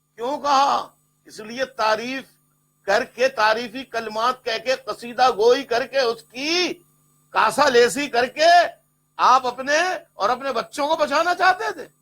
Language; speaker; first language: Urdu; native; Urdu